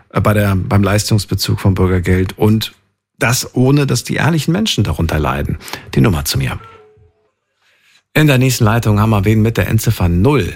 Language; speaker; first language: German; native; German